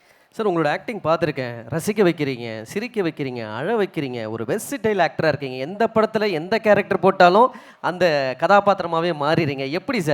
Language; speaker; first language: Tamil; native; Tamil